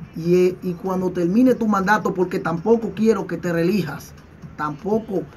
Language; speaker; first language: Spanish; native; Spanish